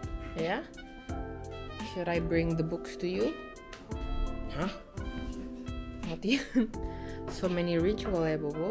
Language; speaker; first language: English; non-native, fluent; Indonesian